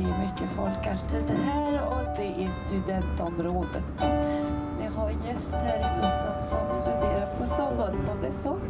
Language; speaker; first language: Swedish; non-native, fluent; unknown